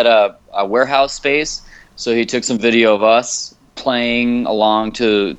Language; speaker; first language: English; non-native, fluent; Spanish